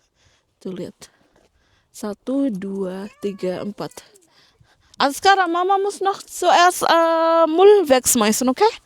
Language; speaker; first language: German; non-native, fluent; Indonesian